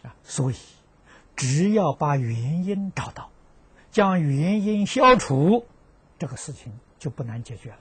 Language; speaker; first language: Chinese; native; Chinese